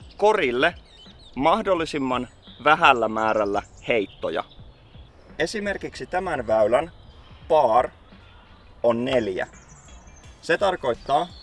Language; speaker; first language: Finnish; native; Finnish